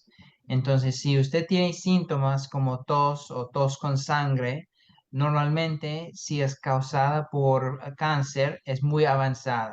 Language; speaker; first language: Spanish; non-native, fluent; English